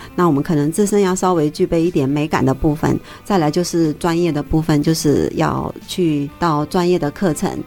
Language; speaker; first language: Chinese; native; Chinese